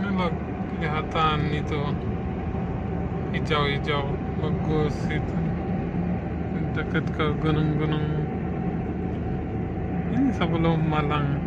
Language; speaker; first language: Indonesian; non-native, learner; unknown